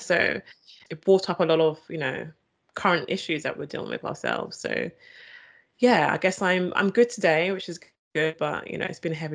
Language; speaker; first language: English; native; English